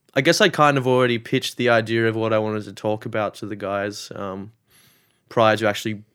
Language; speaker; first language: English; native; English